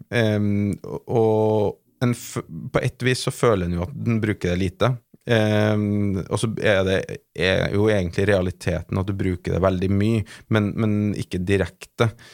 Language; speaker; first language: Norwegian; native; Norwegian